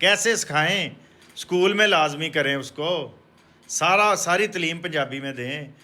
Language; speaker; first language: Urdu; non-native, local second language; Punjabi